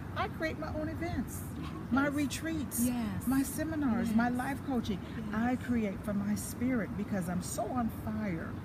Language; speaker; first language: English; native; English